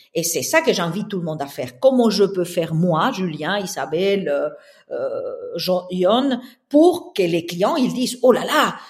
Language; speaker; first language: French; non-native, fluent; Spanish